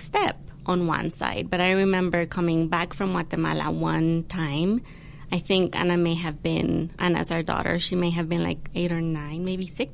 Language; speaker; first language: English; non-native, fluent; Spanish